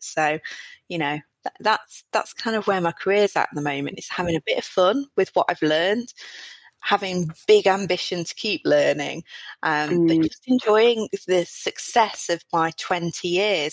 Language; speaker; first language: English; native; English